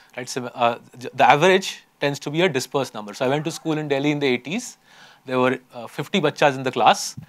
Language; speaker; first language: English; non-native, local second language; Hindi